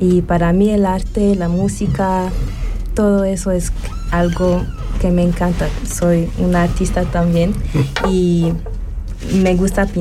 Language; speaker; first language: Spanish; early bilingual, heritage; French